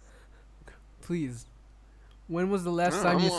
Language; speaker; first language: English; non-native, fluent; Hebrew